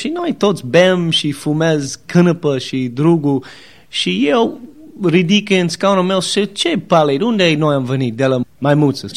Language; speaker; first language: Romanian; non-native, learner; English